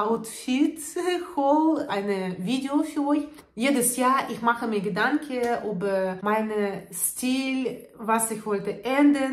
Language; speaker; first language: German; non-native, fluent; Russian